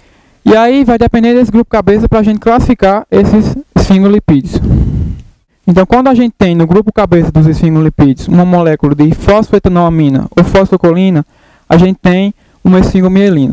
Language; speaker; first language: Portuguese; native; Portuguese